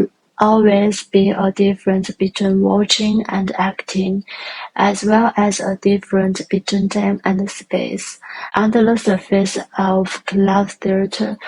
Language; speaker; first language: English; non-native, learner; Chinese